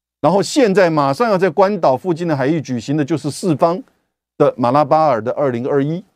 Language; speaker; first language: Chinese; native; Chinese